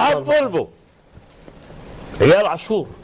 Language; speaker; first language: Arabic; native; Arabic